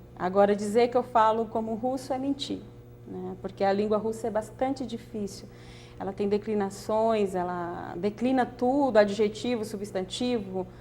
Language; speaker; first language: Portuguese; native; Portuguese